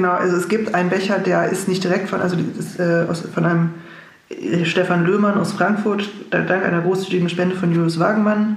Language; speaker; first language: German; native; German